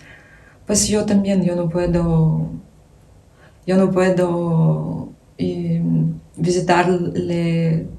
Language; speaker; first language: Spanish; non-native, fluent; Ukrainian